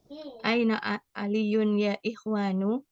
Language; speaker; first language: Arabic; non-native, learner; Indonesian